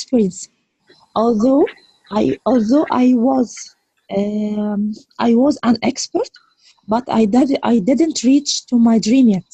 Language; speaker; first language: English; non-native, learner; Arabic